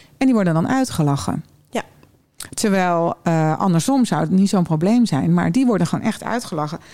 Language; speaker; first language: Dutch; early bilingual, other home language; German